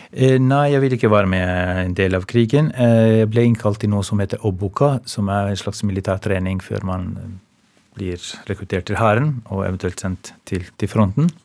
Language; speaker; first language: Norwegian; non-native, fluent; Albanian